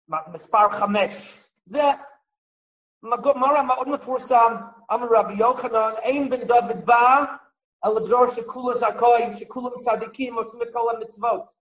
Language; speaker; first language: Hebrew; non-native, fluent; English